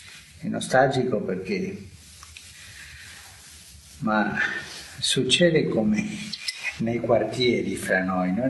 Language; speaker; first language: Italian; non-native, fluent; Spanish